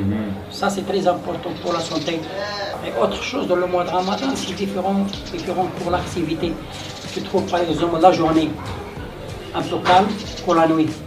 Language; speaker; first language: French; non-native, local second language; Arabic